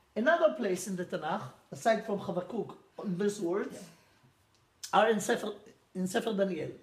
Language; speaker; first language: English; non-native, fluent; Hebrew